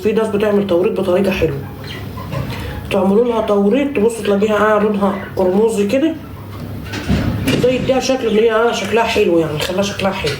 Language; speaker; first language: Arabic; native; Arabic